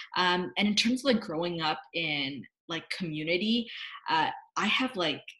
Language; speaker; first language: English; native; English